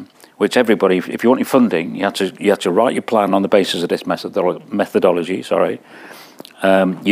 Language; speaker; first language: English; native; English